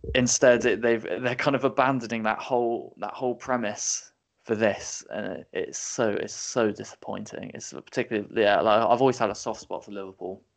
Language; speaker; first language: English; native; English